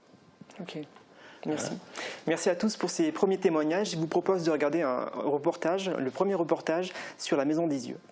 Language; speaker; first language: French; native; French